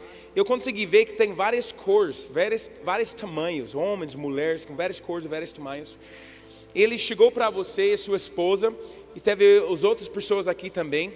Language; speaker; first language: Portuguese; non-native, learner; English